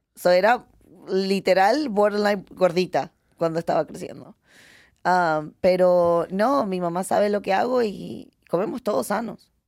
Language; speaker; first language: Spanish; native; Spanish